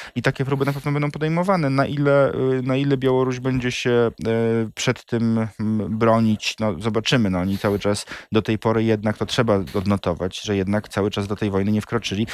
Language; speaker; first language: Polish; native; Polish